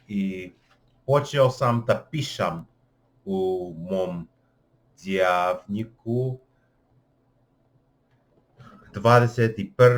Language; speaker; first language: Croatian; non-native, learner; English